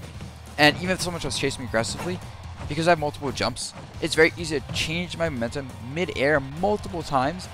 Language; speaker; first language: English; native; English